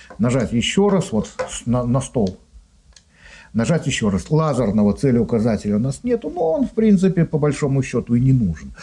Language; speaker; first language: Russian; native; Russian